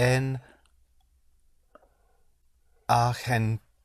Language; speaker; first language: Spanish; non-native, learner; English